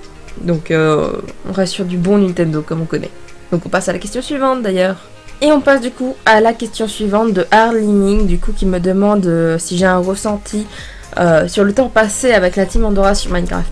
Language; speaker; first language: French; native; French